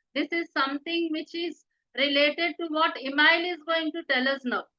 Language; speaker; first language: English; non-native, local second language; Telugu